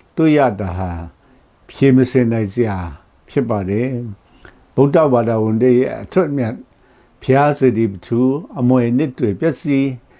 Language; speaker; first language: Burmese; non-native, local second language; Kachin